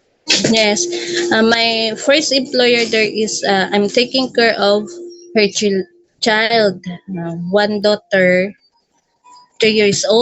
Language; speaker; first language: English; non-native, local second language; Filipino